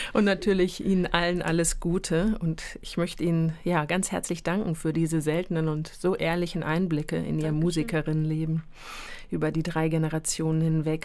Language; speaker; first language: German; native; German